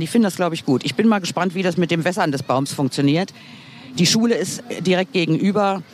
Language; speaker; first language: German; native; German